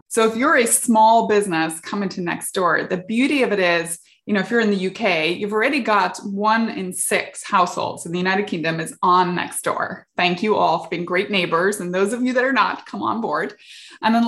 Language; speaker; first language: English; native; English